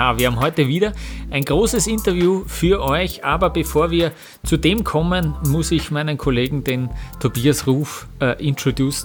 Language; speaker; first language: German; native; German